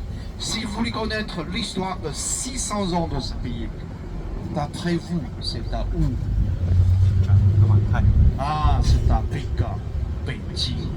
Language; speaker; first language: French; non-native, fluent; Chinese